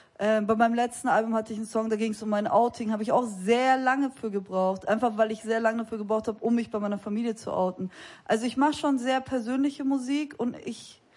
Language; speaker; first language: German; early bilingual, other home language; Turkish